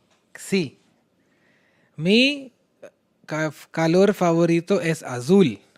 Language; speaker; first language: Spanish; non-native, learner; Hindi